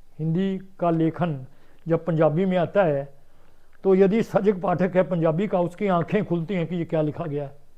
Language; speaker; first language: Hindi; non-native, local second language; Punjabi